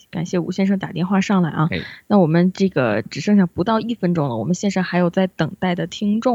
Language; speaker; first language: Chinese; native; Chinese